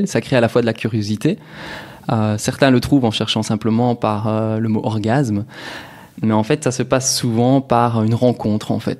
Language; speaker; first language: French; native; French